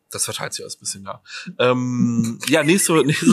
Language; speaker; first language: German; native; German